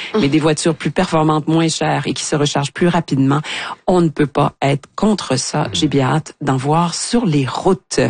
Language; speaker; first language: French; native; French